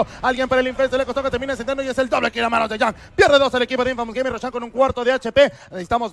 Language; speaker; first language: Spanish; native; Spanish